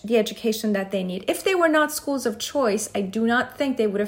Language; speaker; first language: English; non-native, fluent; Persian